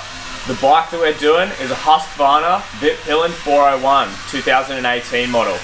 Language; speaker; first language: English; native; English